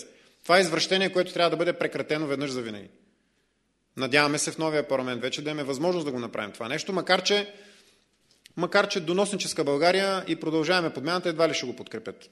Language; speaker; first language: Bulgarian; native; Bulgarian